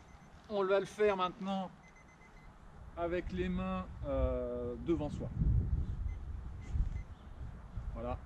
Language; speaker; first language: French; native; French